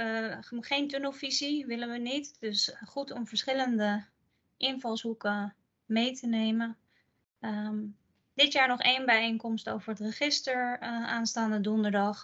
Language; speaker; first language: Dutch; native; Dutch